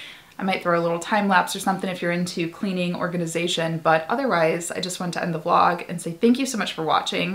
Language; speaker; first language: English; native; English